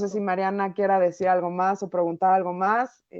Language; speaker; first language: Spanish; native; Spanish